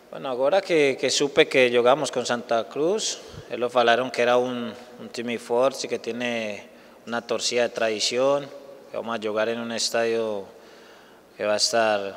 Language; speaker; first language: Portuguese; non-native, learner; Spanish